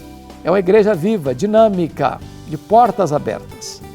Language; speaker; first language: Portuguese; native; Portuguese